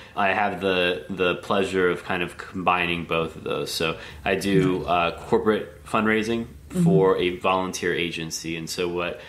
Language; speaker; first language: English; native; English